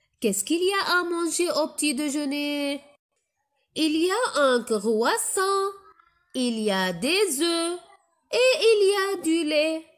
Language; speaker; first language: French; non-native, local second language; Arabic